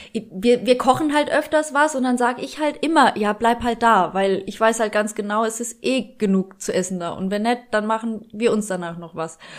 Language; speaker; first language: German; early bilingual, other home language; Polish